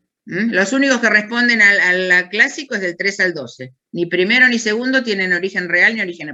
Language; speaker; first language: Spanish; native; Spanish